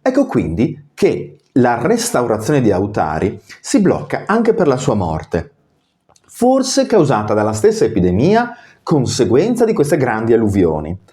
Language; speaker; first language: Italian; native; Italian